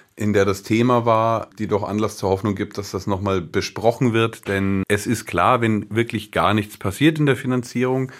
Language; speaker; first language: German; native; German